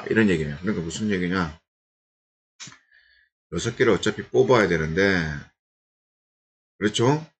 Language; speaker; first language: Korean; native; Korean